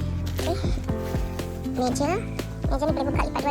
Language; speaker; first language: Malay; native; Malay